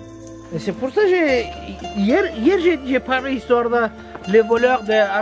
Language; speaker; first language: French; non-native, fluent; Turkish